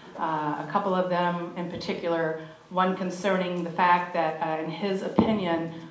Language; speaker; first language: English; native; English